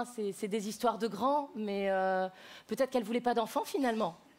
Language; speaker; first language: French; native; French